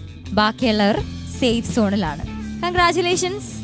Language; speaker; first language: Malayalam; native; Malayalam